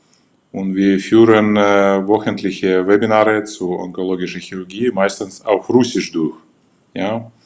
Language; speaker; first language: German; non-native, fluent; Russian